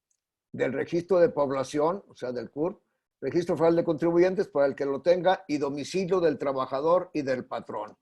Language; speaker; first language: Spanish; native; Spanish